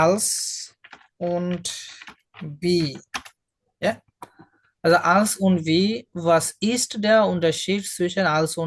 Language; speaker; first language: German; non-native, fluent; Bangla